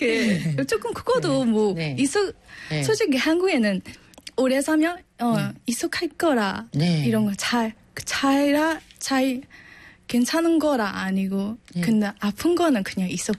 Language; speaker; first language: Korean; non-native, learner; Burmese